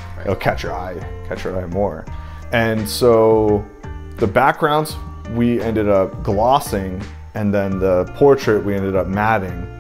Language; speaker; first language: English; native; English